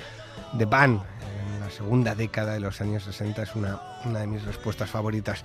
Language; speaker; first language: Spanish; native; Spanish